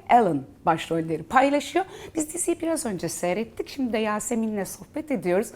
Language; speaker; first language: Turkish; native; Turkish